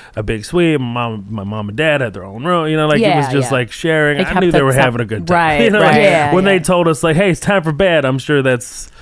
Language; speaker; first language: English; early bilingual, other home language; Arabic